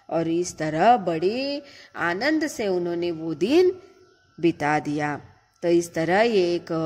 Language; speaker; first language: Hindi; non-native, local second language; Marathi